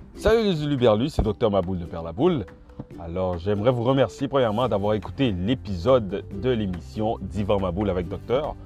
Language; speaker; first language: French; native; French